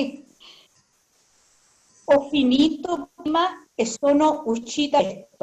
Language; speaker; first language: Italian; non-native, learner; Spanish